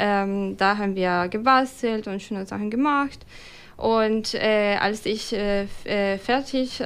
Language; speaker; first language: German; non-native, fluent; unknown